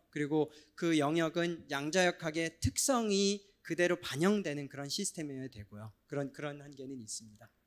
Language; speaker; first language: Korean; native; Korean